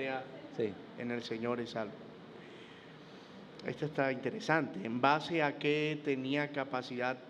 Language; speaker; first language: Spanish; native; Spanish